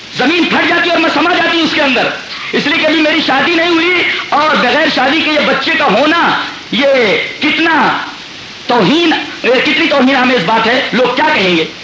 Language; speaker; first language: Urdu; native; Urdu